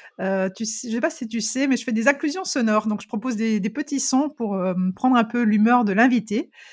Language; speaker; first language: French; native; French